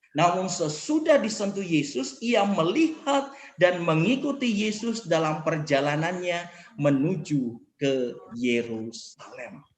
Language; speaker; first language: Indonesian; native; Indonesian